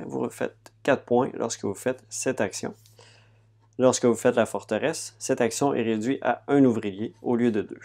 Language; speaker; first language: French; native; French